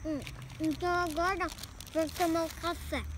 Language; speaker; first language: Portuguese; early bilingual, heritage; Portuguese